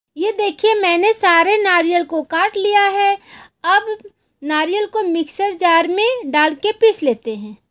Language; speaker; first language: Hindi; native; Hindi